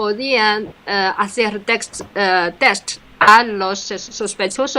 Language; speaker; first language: Spanish; non-native, fluent; Chinese